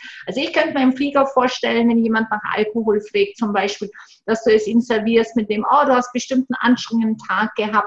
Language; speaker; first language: German; native; German